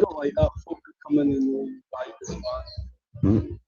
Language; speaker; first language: English; non-native, learner; Spanish